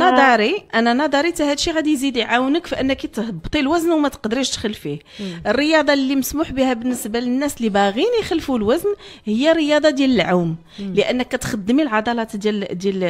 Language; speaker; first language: Arabic; native; Arabic